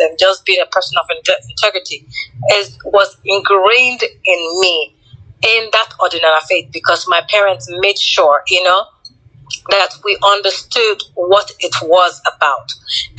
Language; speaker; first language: English; non-native, local second language; Igbo